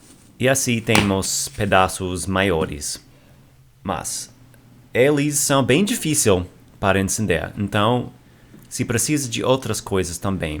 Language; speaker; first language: Portuguese; non-native, fluent; English